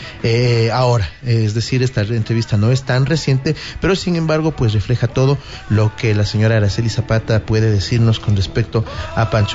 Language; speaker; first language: Spanish; native; Spanish